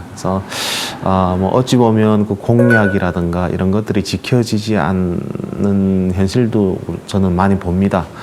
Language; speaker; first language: Korean; native; Korean